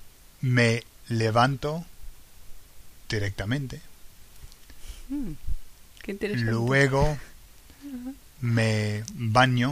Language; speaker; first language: Spanish; non-native, fluent; English